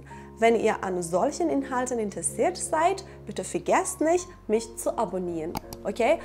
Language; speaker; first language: German; non-native, fluent; Persian